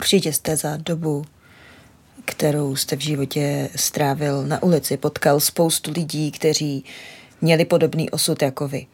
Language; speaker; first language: Czech; native; Czech